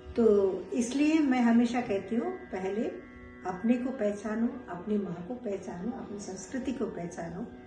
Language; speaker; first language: Hindi; non-native, local second language; Telugu